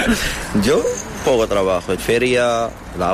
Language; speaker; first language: Spanish; non-native, learner; Arabic